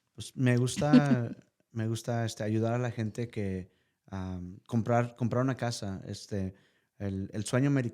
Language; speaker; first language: Spanish; early bilingual, heritage; Spanish